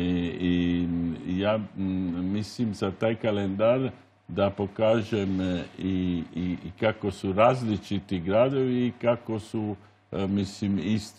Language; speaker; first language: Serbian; non-native, learner; Italian